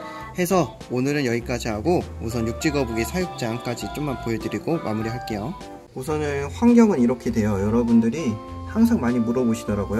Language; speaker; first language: Korean; native; Korean